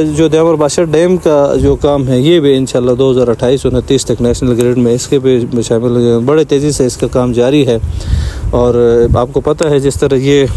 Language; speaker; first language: Urdu; non-native, local second language; Shina